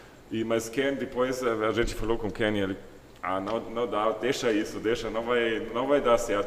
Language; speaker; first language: Portuguese; non-native, fluent; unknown